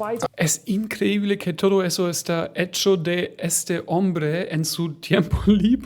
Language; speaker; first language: Spanish; non-native, fluent; German